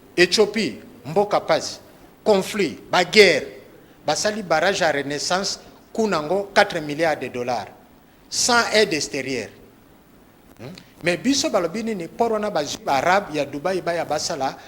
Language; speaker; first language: Lingala; native; Lingala